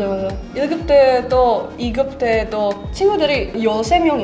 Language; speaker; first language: Korean; non-native, learner; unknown